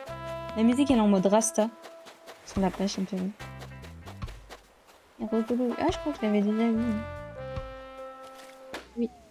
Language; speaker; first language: French; native; French